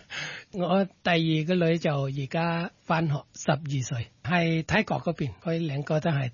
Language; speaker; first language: Cantonese; non-native, fluent; Thai